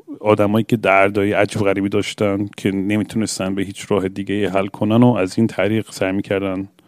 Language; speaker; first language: Persian; early bilingual, heritage; English